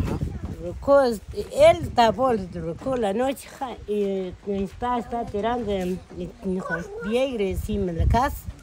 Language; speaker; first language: Spanish; non-native, local second language; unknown